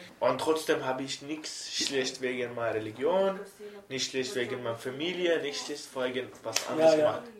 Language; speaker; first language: German; non-native, learner; Arabic